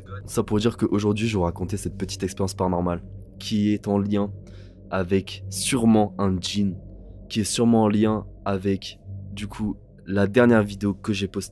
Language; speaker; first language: French; native; French